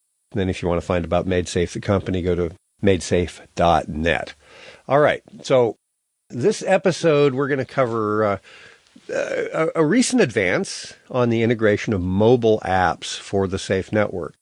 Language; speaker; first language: English; native; English